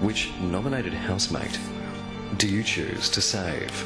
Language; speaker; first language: English; native; English